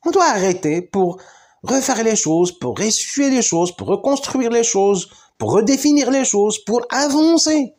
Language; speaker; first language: French; non-native, local second language; Arabic